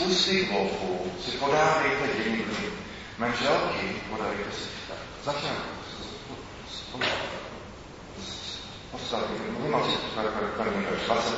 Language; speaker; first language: Czech; non-native, fluent; English